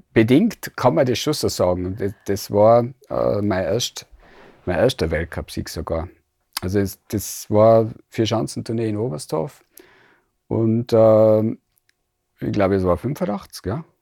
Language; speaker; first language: German; native; German